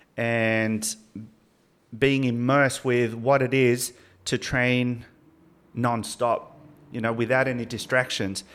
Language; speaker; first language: English; early bilingual, other home language; Spanish